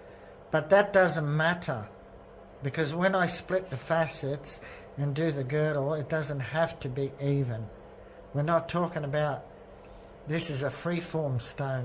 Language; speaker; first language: English; native; English